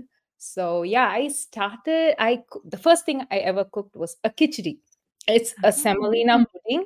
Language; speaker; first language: English; non-native, local second language; Tamil